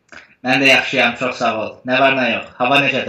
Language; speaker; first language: Azerbaijani; non-native, fluent; Turkish